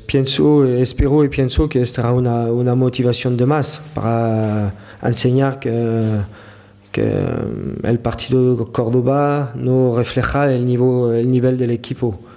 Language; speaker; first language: Spanish; non-native, fluent; French